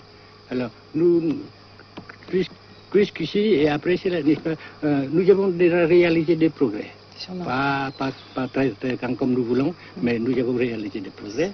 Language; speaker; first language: French; non-native, local second language; Vietnamese